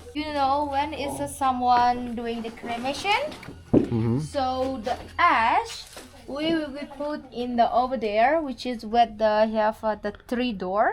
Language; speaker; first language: English; non-native, fluent; Indonesian